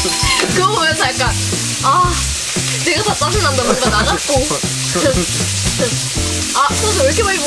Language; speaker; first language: Korean; non-native, fluent; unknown